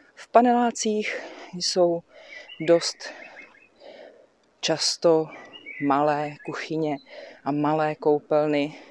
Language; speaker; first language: Czech; native; Czech